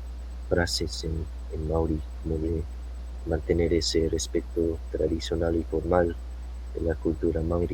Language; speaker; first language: Spanish; non-native, fluent; English